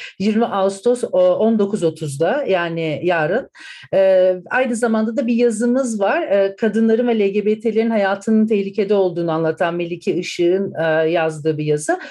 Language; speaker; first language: Turkish; native; Turkish